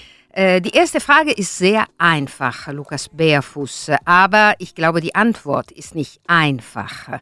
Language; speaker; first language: German; non-native, learner; Italian